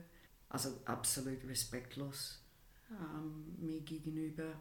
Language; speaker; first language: German; non-native, fluent; English